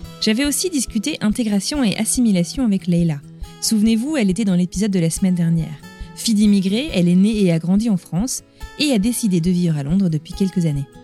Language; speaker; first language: French; native; French